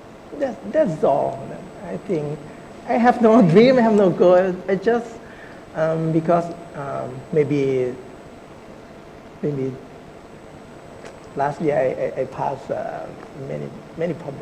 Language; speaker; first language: English; non-native, learner; Thai